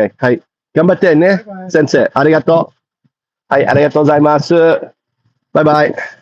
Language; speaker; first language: Japanese; non-native, learner; English